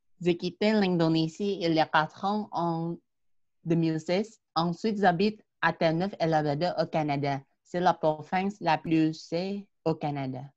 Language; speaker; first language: French; non-native, learner; Indonesian